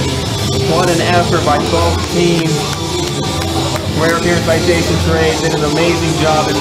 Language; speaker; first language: English; native; English